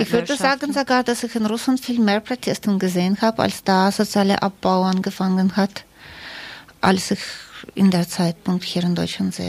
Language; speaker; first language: German; non-native, fluent; Russian